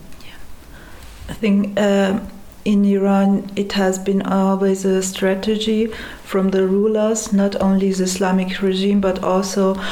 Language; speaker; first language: English; non-native, fluent; Persian